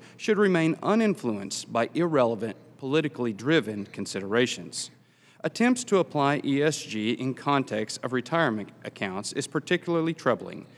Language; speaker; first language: English; native; English